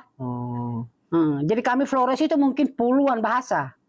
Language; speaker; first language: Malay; non-native, fluent; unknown